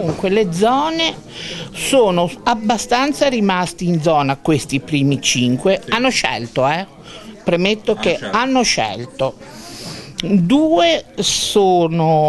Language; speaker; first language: Italian; native; Italian